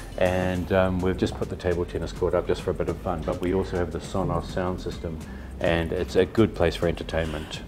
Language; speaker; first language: English; native; English